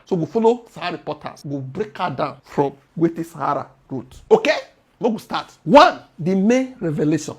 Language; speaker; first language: Nigerian Pidgin; native; Nigerian Pidgin